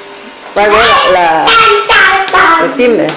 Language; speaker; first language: Cantonese; native; Cantonese